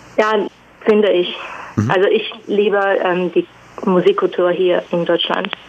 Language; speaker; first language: German; non-native, fluent; Chinese